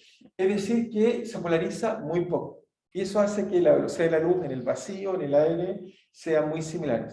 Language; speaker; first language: Spanish; native; Spanish